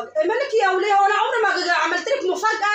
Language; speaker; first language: Arabic; native; Arabic